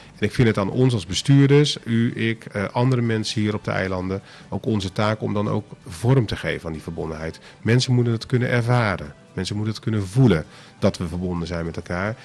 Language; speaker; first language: Dutch; non-native, local second language; Papiamento